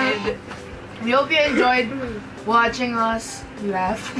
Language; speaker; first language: English; non-native, local second language; Filipino